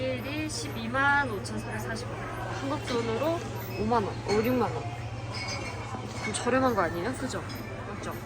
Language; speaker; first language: Korean; non-native, fluent; Mongolian